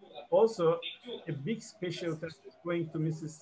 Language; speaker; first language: English; non-native, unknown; Turkish